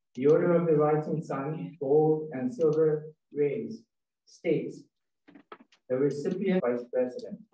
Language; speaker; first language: English; native; English